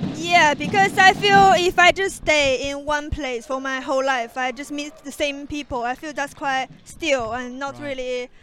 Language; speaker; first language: English; non-native, fluent; Chinese